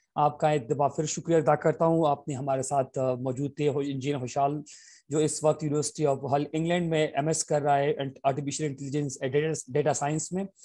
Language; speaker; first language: Urdu; non-native, local second language; Pashto